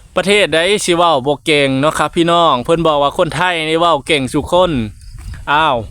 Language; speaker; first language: Lao; native; Lao